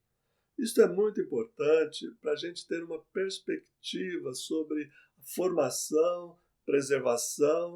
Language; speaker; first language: Portuguese; native; Portuguese